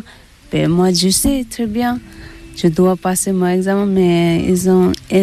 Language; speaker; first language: French; non-native, learner; Tibetan